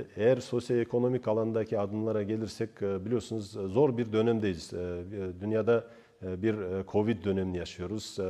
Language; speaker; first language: Turkish; non-native, fluent; Kazakh